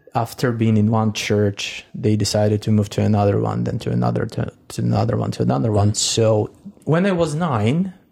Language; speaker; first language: English; non-native, fluent; Russian